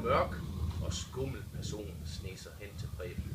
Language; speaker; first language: Danish; native; Danish